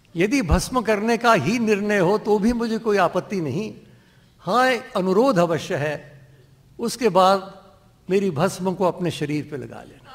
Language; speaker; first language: Hindi; non-native, local second language; Dogri